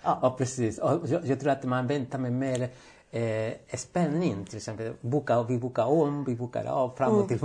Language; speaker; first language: Swedish; non-native, fluent; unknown